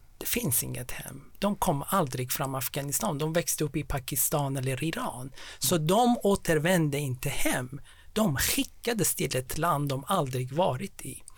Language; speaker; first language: Swedish; non-native, fluent; Persian